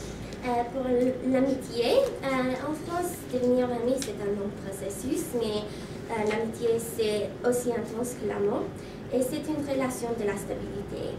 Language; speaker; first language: French; non-native, learner; English